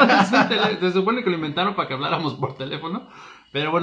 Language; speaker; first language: Spanish; native; Spanish